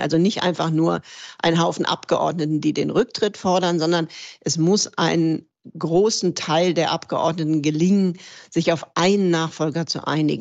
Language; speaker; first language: German; native; German